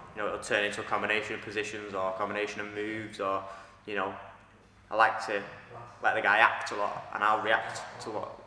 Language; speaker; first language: English; native; English